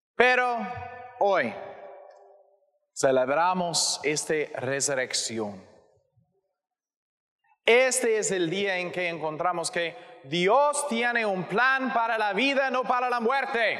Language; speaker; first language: Spanish; non-native, learner; English